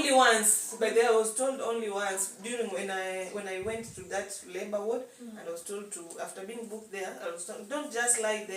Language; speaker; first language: English; non-native, local second language; Swahili